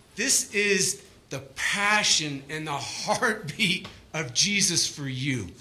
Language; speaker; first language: English; native; English